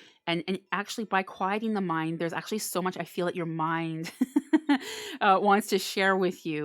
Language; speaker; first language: English; native; English